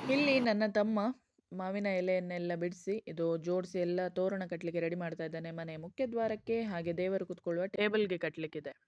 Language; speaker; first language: Kannada; non-native, local second language; Konkani